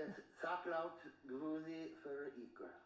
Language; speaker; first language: Icelandic; non-native, learner; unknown